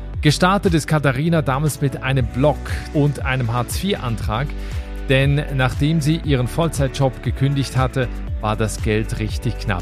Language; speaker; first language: German; native; German